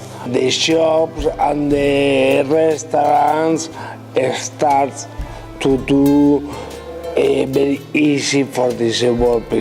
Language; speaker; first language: English; non-native, learner; Spanish